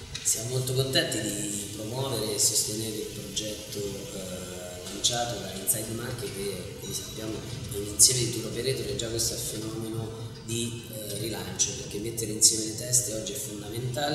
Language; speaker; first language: Italian; native; Italian